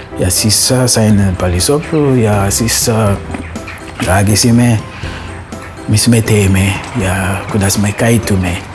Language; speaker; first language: Estonian; non-native, learner; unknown